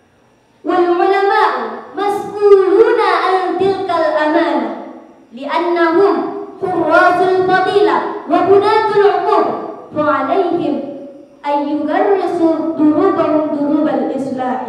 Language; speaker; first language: Arabic; non-native, learner; Indonesian